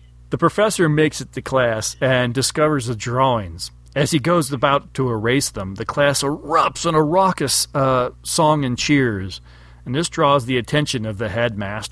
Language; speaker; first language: English; native; English